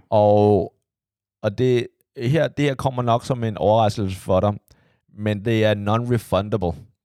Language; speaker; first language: Danish; early bilingual, other home language; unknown